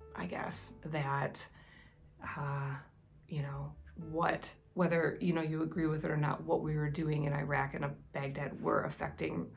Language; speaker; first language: English; native; English